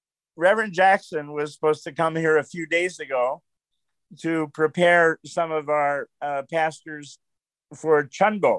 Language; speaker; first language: English; native; English